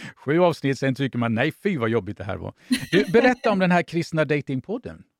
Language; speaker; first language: Swedish; native; Swedish